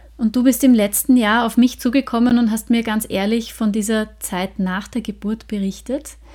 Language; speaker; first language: German; native; German